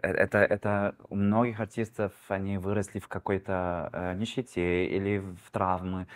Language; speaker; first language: Russian; early bilingual, heritage; Russian